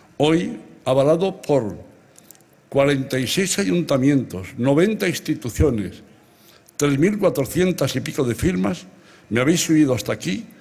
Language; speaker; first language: Spanish; native; Spanish